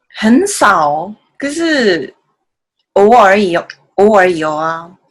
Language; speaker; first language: Chinese; non-native, learner; Japanese